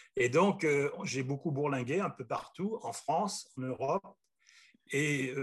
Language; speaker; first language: French; native; French